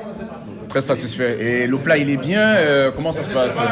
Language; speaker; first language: French; native; French